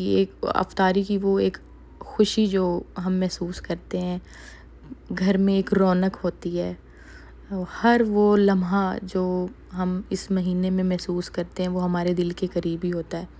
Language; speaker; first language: Urdu; native; Urdu